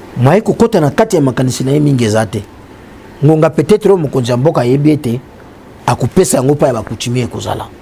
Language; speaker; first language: Lingala; non-native, local second language; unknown